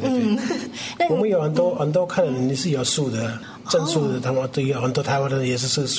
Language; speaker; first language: Chinese; non-native, learner; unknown